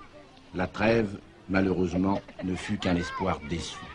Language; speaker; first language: French; native; French